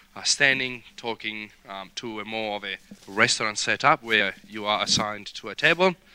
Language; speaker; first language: English; non-native, fluent; Italian